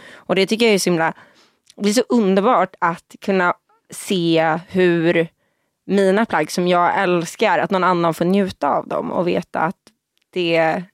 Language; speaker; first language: Swedish; early bilingual, other home language; Portuguese